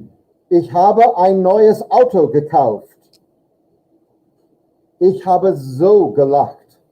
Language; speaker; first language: German; non-native, fluent; English